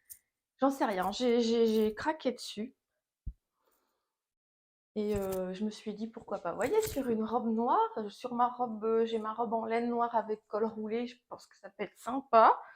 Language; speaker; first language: French; native; French